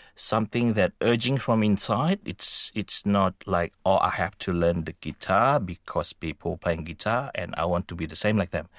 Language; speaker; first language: English; non-native, fluent; Indonesian